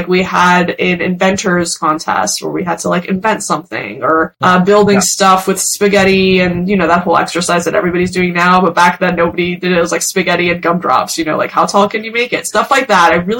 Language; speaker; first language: English; early bilingual, other home language; Persian